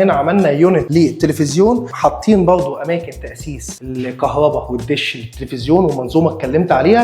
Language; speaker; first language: Arabic; native; Arabic